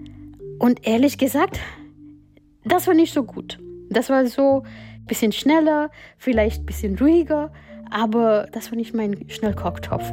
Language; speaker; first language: German; non-native, fluent; Gujarati